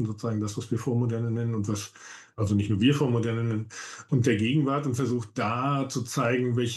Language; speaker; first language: German; native; German